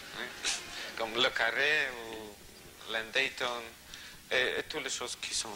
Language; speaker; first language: French; non-native, learner; Russian